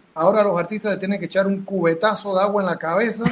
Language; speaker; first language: Spanish; native; Spanish